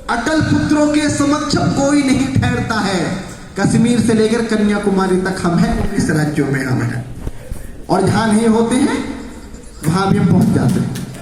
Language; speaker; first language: Hindi; native; Hindi